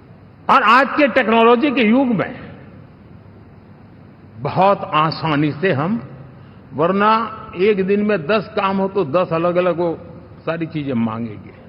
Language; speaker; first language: Hindi; non-native, local second language; Gujarati